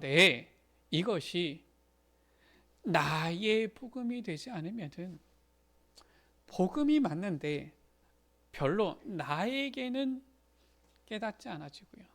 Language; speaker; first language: Korean; native; Korean